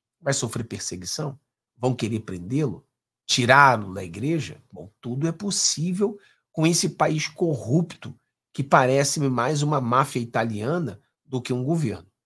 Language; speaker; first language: Portuguese; native; Portuguese